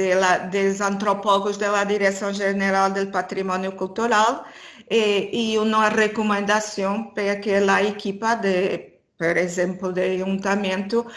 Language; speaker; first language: Spanish; non-native, learner; Portuguese